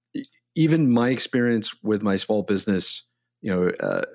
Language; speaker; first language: English; native; English